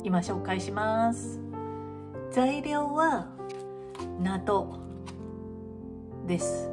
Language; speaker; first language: Japanese; non-native, fluent; Chinese